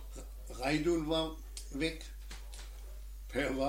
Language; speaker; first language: Norwegian; non-native, learner; German